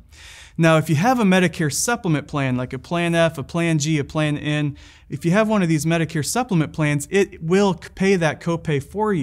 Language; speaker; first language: English; native; English